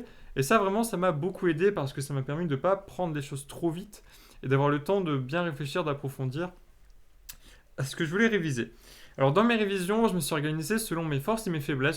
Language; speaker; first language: French; native; French